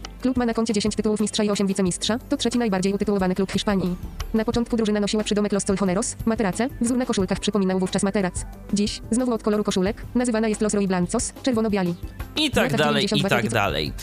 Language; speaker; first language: Polish; native; Polish